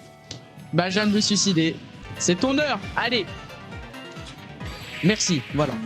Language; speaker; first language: French; native; French